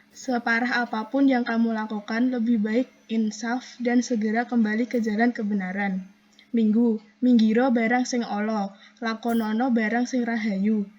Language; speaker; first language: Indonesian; non-native, local second language; Javanese